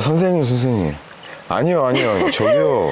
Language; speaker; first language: Korean; native; Korean